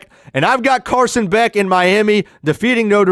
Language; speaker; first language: English; native; English